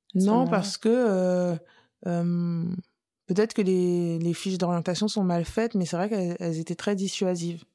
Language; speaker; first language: French; native; French